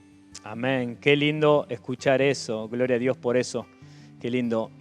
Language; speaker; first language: Spanish; native; Spanish